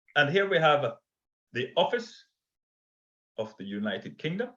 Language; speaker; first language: English; non-native, fluent; Finnish